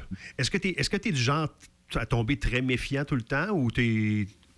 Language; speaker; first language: French; native; French